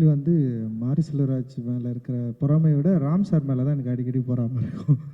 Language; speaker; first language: Tamil; native; Tamil